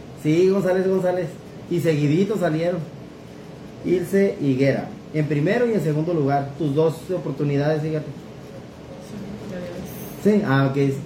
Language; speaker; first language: Spanish; native; Spanish